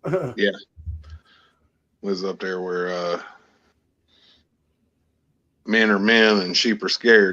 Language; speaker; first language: English; native; English